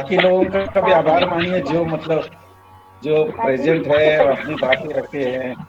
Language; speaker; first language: Hindi; native; Hindi